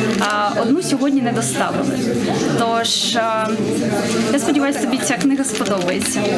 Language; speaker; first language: Ukrainian; non-native, local second language; Russian